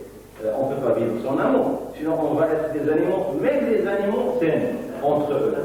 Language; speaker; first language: French; non-native, local second language; Arabic